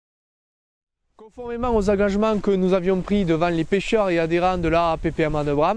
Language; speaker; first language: French; native; French